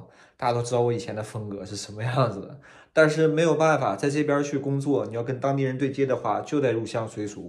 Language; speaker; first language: Chinese; native; Chinese